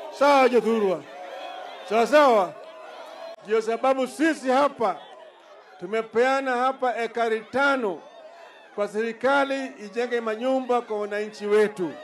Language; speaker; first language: Swahili; non-native, local second language; Luo (Kenya and Tanzania)